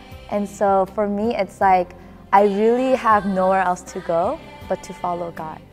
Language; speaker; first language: English; early bilingual, other home language; Korean